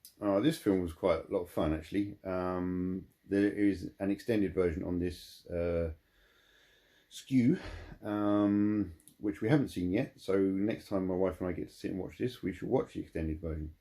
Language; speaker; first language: English; native; English